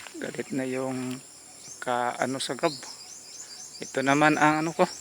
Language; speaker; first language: Filipino; non-native, local second language; Cebuano